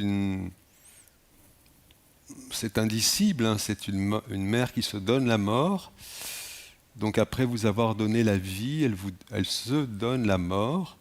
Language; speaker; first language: French; native; French